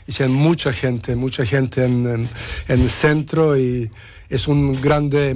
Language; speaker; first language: Spanish; non-native, fluent; Serbian